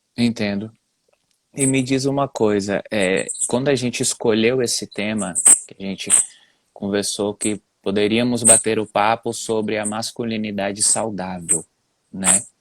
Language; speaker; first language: Portuguese; native; Portuguese